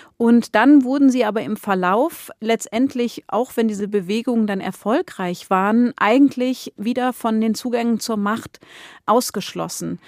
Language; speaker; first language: German; native; German